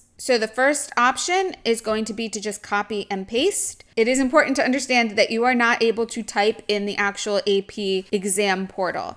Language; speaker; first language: English; native; English